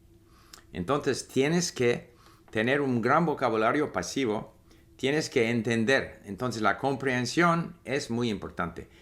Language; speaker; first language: Spanish; non-native, fluent; English